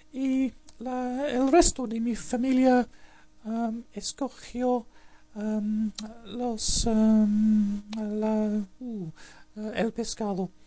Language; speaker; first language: Spanish; non-native, learner; English